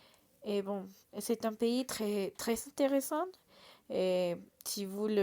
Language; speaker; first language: French; non-native, learner; Portuguese